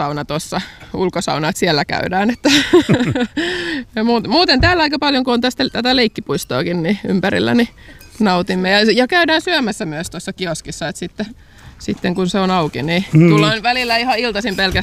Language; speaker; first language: Finnish; native; Finnish